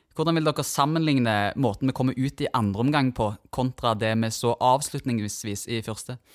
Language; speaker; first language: Norwegian; native; Norwegian